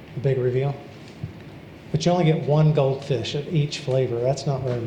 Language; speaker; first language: English; native; English